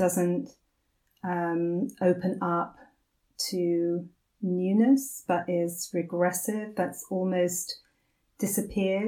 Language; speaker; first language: English; native; English